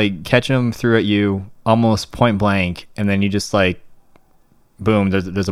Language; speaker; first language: English; native; English